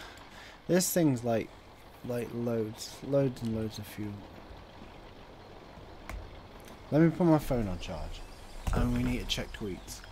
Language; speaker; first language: English; native; English